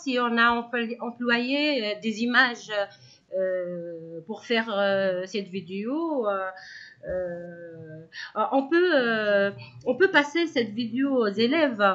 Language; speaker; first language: French; non-native, local second language; Arabic